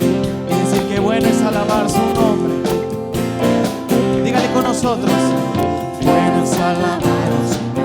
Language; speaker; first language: Spanish; native; Spanish